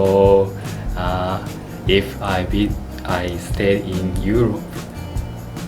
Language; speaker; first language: English; non-native, learner; Japanese